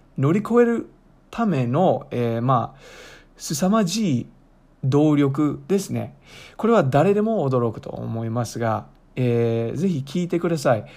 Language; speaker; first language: Japanese; non-native, fluent; English